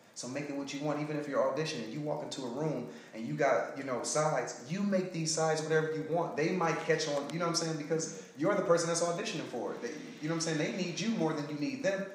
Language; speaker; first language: English; native; English